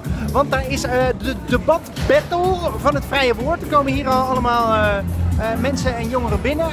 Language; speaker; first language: Dutch; native; Dutch